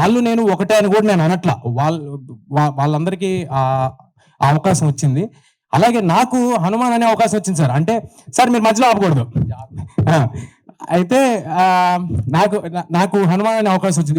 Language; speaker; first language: Telugu; native; Telugu